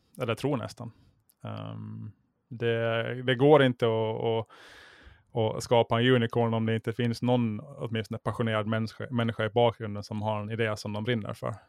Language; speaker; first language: Swedish; native; Swedish